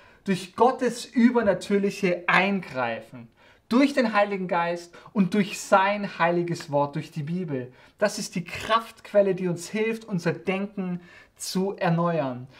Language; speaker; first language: German; native; German